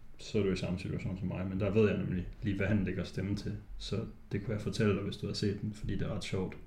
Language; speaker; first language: Danish; native; Danish